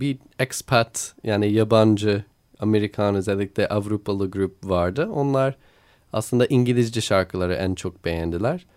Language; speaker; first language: Turkish; non-native, learner; English